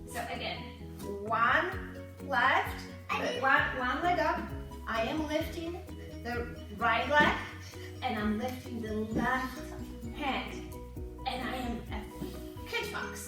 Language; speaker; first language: English; non-native, fluent; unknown